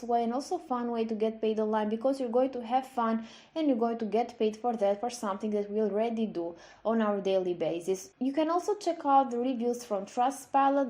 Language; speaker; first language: English; non-native, fluent; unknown